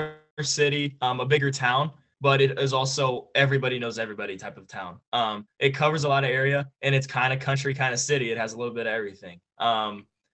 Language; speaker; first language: English; native; English